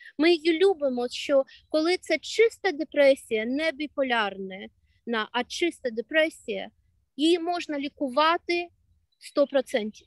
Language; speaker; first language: Ukrainian; non-native, local second language; Russian